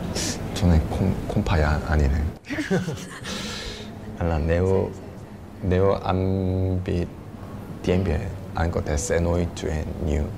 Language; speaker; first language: Vietnamese; non-native, learner; Korean